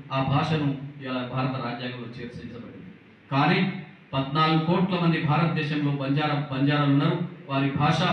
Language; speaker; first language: Telugu; non-native, local second language; Lambadi